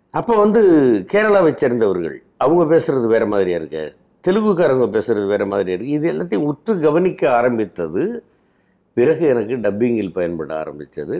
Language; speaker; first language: Tamil; native; Tamil